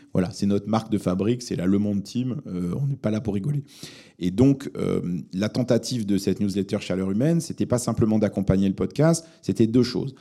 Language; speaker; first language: French; native; French